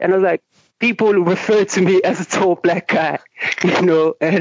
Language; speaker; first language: English; non-native, local second language; Zulu